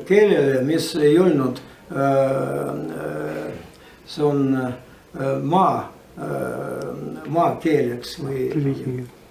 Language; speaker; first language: Estonian; non-native, learner; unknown